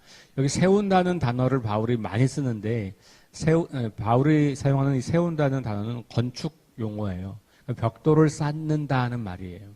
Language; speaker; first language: Korean; native; Korean